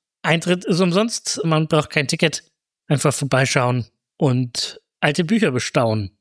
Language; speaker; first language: German; native; German